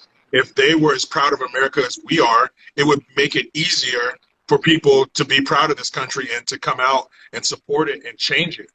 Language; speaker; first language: English; native; English